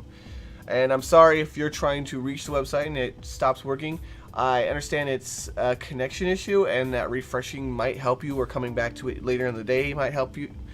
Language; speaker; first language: English; native; English